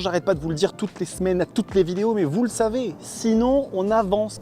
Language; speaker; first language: French; native; French